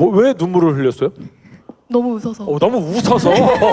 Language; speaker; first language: Korean; native; Korean